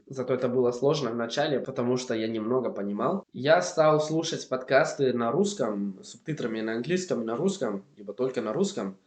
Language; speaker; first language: Russian; non-native, fluent; Spanish